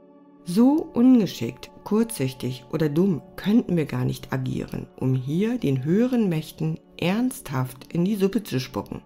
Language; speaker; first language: German; native; German